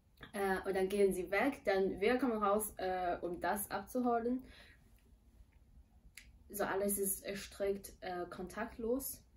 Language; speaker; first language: German; non-native, fluent; Chinese